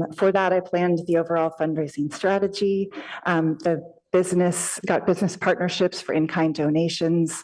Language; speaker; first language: English; native; English